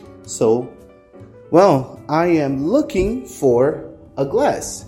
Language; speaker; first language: English; non-native, fluent; Portuguese